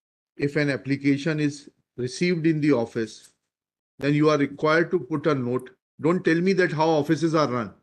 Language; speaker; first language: English; non-native, local second language; Hindi